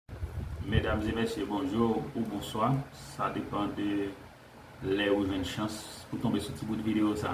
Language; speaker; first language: French; non-native, local second language; Haitian Creole